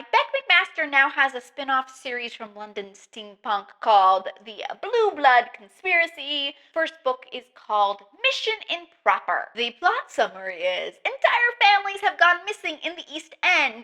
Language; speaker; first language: English; native; English